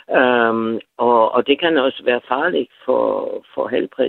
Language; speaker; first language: Danish; non-native, fluent; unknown